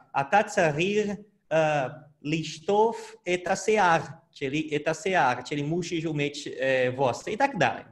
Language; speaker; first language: Polish; non-native, fluent; Portuguese